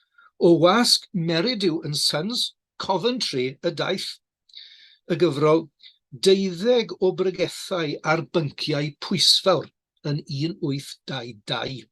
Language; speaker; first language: Welsh; native; Welsh